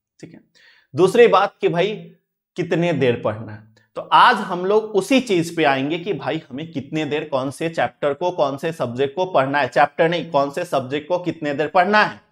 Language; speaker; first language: Hindi; native; Hindi